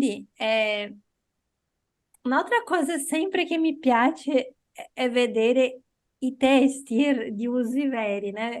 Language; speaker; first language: Italian; non-native, fluent; Portuguese